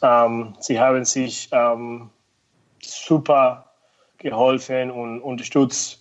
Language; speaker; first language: German; non-native, fluent; Spanish